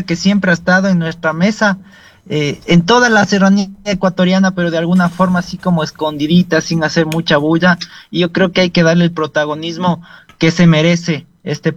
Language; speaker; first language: Spanish; native; Spanish